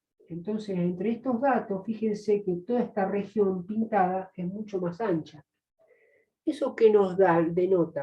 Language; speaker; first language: Spanish; native; Spanish